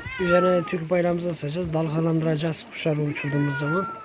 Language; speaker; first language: Turkish; native; Turkish